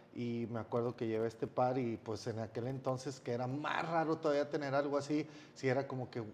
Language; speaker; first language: Spanish; native; Spanish